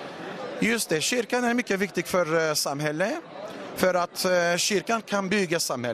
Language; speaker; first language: Swedish; non-native, fluent; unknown